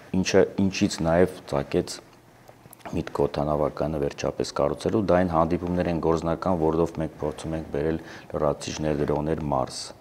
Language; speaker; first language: Armenian; native; Armenian